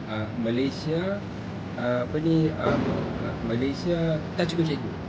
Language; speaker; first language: Malay; native; Malay